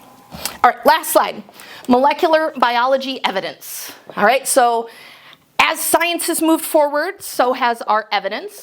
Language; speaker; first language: English; native; English